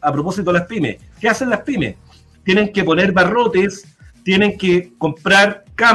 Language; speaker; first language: Spanish; native; Spanish